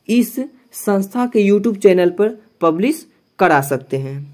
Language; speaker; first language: Hindi; native; Hindi